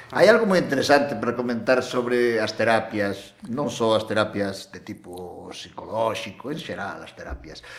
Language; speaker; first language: Galician; native; Galician